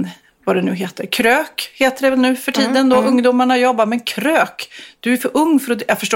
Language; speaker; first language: Swedish; native; Swedish